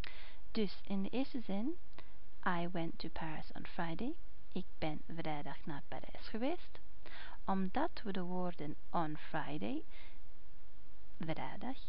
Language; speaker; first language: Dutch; non-native, fluent; English